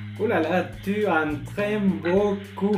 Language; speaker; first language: French; non-native, learner; Spanish